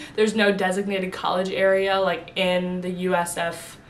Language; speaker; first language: English; native; English